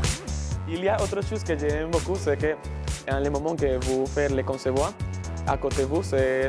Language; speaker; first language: French; non-native, learner; Spanish